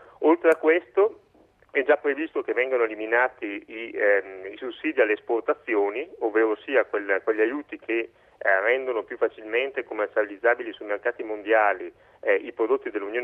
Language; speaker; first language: Italian; native; Italian